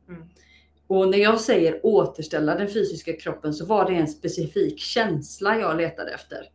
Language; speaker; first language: Swedish; native; Swedish